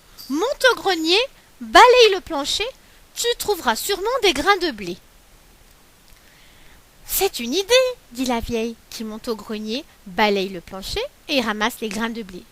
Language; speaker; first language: French; native; French